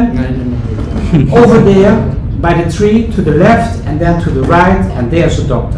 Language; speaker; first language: English; non-native, fluent; Dutch